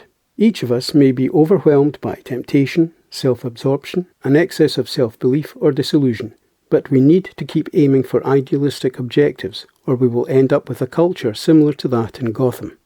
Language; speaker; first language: English; native; English